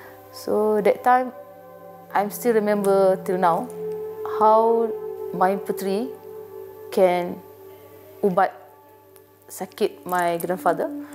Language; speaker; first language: English; non-native, local second language; Malay